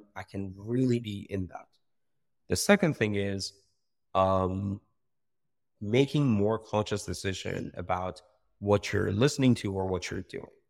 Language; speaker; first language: English; non-native, fluent; Persian